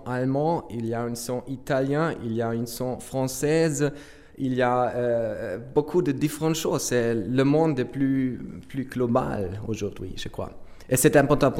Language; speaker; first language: French; non-native, learner; German